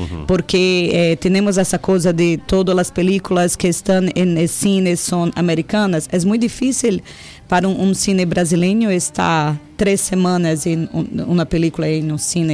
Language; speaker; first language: Spanish; non-native, learner; Portuguese